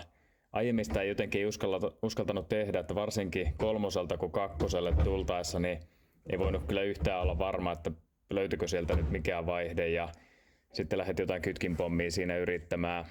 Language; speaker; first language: Finnish; native; Finnish